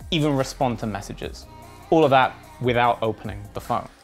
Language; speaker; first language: English; native; English